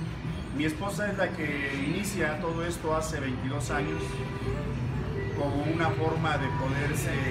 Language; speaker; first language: Spanish; native; Spanish